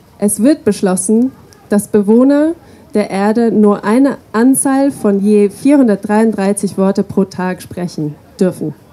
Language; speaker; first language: German; non-native, fluent; English